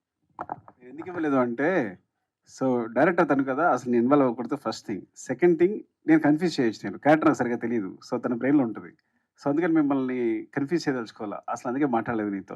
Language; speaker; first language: Telugu; native; Telugu